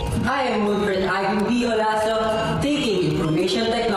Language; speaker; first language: English; non-native, local second language; Filipino